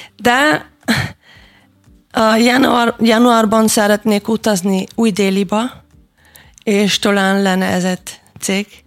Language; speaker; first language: Hungarian; non-native, learner; German